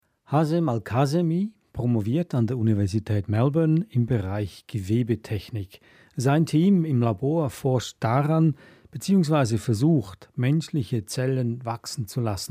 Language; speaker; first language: German; native; German